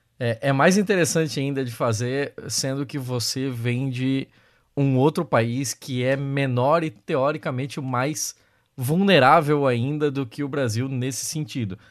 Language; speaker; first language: Portuguese; native; Portuguese